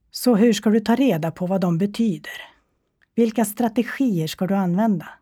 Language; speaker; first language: Swedish; native; Swedish